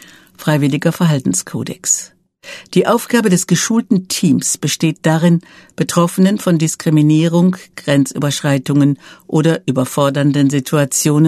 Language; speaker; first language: German; native; German